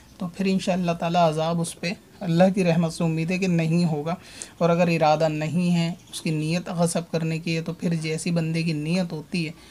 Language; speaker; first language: Urdu; native; Urdu